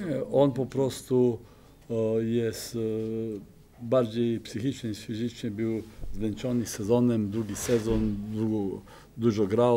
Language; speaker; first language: Polish; non-native, fluent; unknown